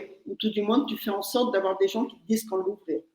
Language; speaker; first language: French; native; French